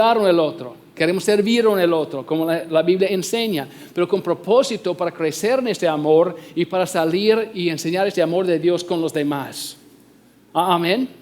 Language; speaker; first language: Spanish; non-native, fluent; English